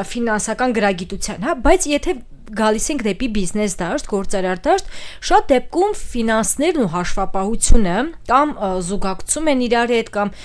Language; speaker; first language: Armenian; native; Armenian